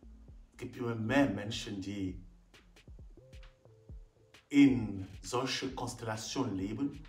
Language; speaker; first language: German; non-native, fluent; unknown